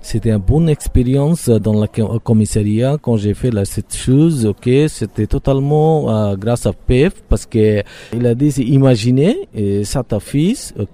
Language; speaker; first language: French; non-native, learner; Bangla